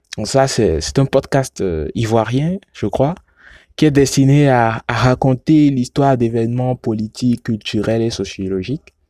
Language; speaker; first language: French; non-native, local second language; Yoruba